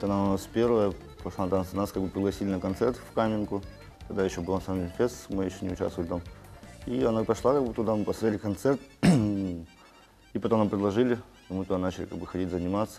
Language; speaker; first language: Russian; native; Russian